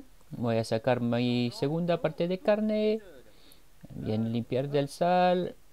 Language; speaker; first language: Spanish; non-native, fluent; French